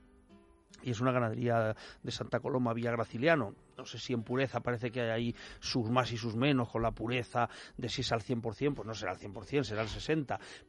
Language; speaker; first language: Spanish; native; Spanish